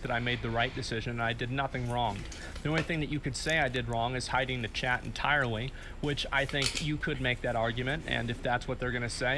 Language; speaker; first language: English; native; English